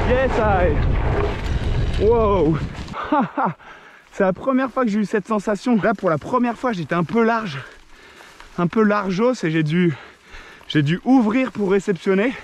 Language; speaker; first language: French; native; French